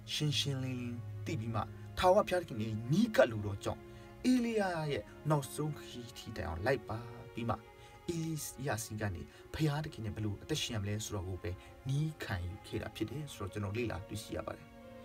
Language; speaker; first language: Burmese; non-native, local second language; Thado Chin